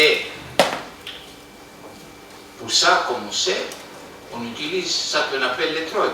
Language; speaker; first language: French; non-native, fluent; Greek